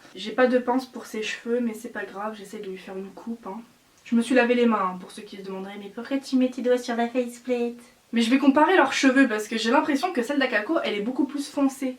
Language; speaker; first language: French; native; French